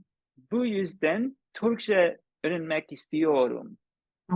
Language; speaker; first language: Turkish; non-native, learner; English